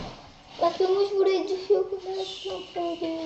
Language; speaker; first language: French; native; French